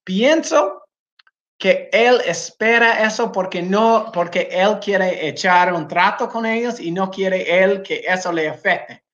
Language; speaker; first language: Spanish; non-native, fluent; English